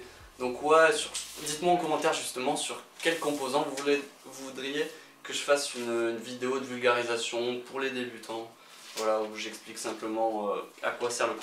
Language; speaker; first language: French; native; French